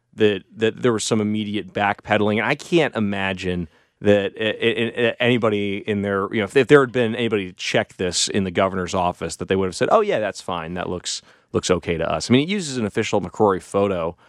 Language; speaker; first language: English; native; English